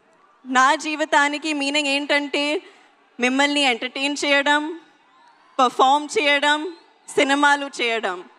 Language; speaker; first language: Telugu; non-native, local second language; Hindi